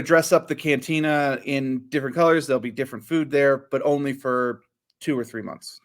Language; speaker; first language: English; native; English